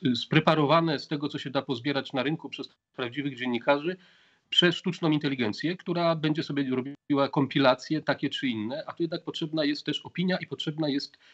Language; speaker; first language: Polish; native; Polish